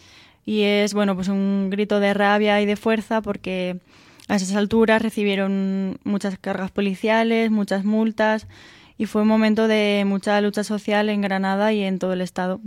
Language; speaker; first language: Spanish; native; Spanish